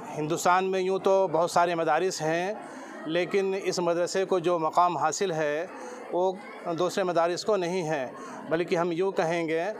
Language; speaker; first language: Urdu; native; Urdu